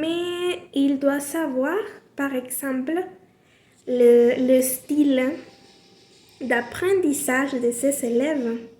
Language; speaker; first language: French; non-native, learner; Spanish